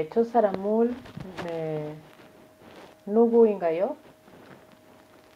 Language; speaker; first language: Korean; non-native, learner; Spanish